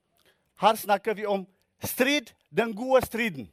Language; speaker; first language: Norwegian; non-native, fluent; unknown